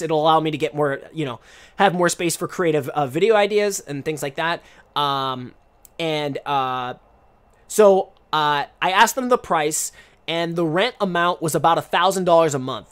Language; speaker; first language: English; native; English